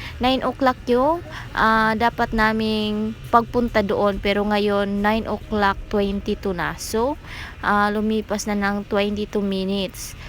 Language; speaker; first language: Filipino; native; Filipino